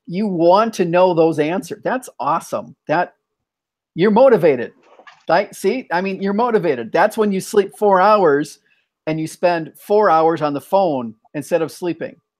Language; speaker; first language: English; native; English